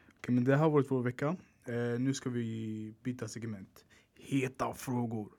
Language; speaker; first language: Swedish; early bilingual, other home language; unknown